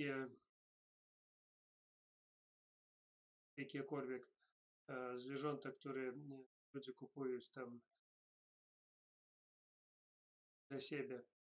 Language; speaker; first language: Polish; non-native, learner; Russian